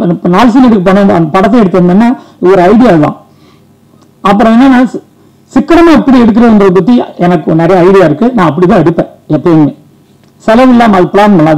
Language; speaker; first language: Tamil; native; Tamil